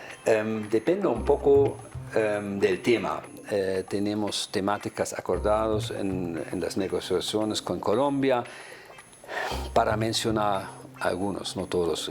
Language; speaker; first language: Spanish; non-native, fluent; German